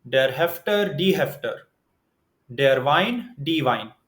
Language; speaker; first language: German; non-native, learner; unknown